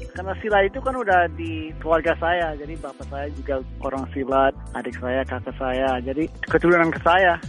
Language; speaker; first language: Indonesian; early bilingual, heritage; Indonesian